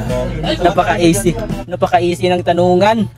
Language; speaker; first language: Filipino; native; Filipino